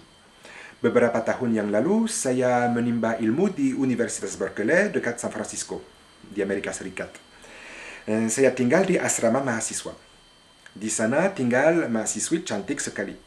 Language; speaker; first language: Indonesian; non-native, fluent; French